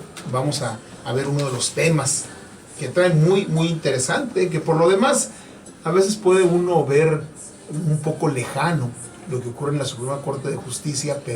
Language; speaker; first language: Spanish; native; Spanish